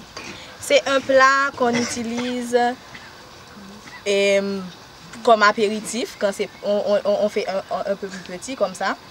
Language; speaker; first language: French; non-native, learner; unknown